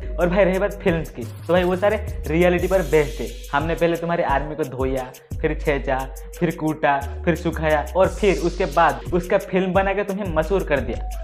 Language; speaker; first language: Hindi; native; Hindi